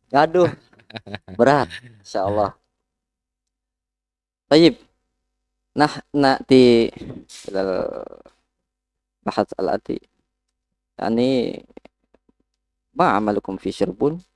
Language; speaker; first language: Arabic; non-native, learner; Indonesian